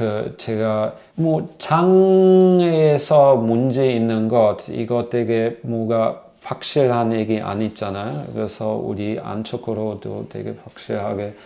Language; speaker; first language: Korean; non-native, fluent; German